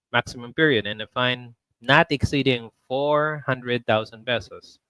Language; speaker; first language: English; non-native, local second language; Filipino